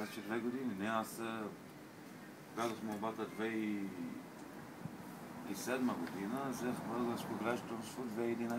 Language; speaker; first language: Bulgarian; non-native, learner; Arabic